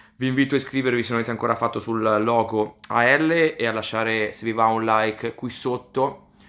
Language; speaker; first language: Italian; native; Italian